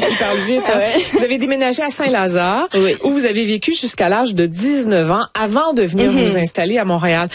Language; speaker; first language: French; native; French